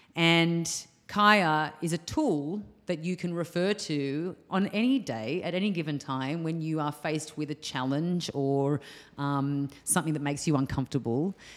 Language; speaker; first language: English; native; English